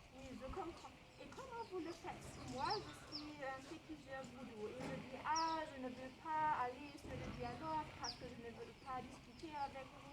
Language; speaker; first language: French; non-native, fluent; German